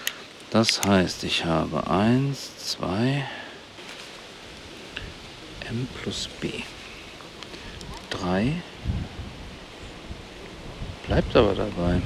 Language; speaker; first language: German; native; German